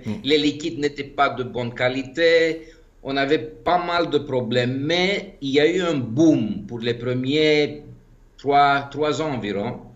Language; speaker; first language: French; non-native, fluent; Greek